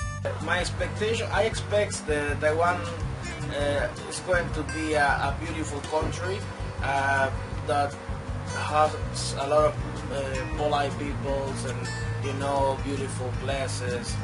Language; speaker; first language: English; non-native, fluent; Spanish